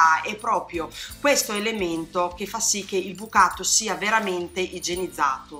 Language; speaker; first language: Italian; native; Italian